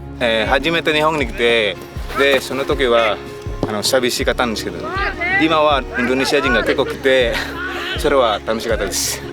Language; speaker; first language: Japanese; non-native, learner; Indonesian